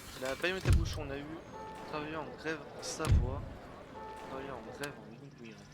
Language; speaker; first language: French; native; French